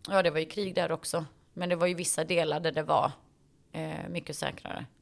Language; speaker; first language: Swedish; early bilingual, other home language; Bosnian